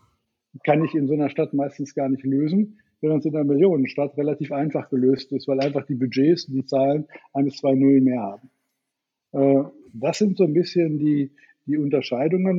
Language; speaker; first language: German; native; German